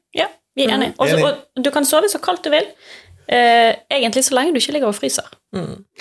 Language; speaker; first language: Norwegian; native; Norwegian